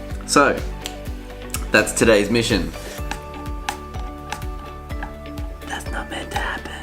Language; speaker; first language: English; native; English